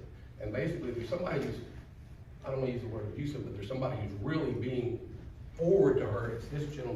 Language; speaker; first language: English; native; English